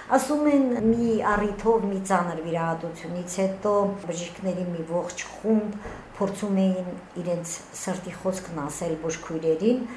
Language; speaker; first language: Armenian; native; Armenian